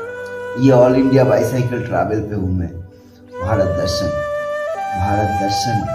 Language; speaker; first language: Hindi; non-native, local second language; Bangla